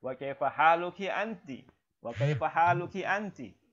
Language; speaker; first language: Arabic; non-native, fluent; Indonesian